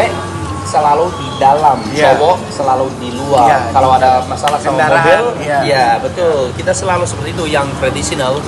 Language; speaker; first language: Indonesian; non-native, fluent; English